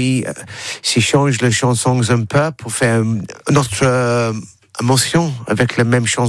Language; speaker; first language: French; non-native, learner; English